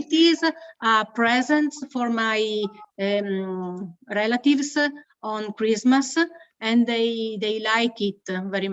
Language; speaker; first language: English; non-native, learner; Italian